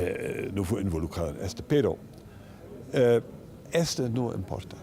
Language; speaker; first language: Spanish; non-native, fluent; German